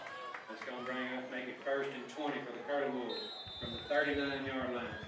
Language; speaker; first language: English; native; English